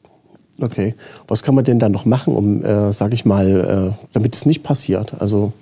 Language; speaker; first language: German; native; German